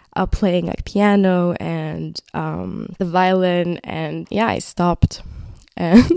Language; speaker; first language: English; non-native, fluent; Arabic